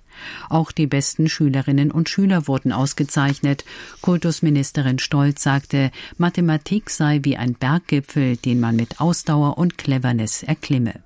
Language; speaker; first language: German; native; German